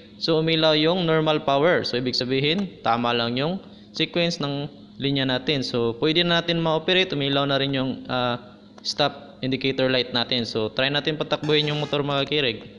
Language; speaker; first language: Filipino; non-native, local second language; Cebuano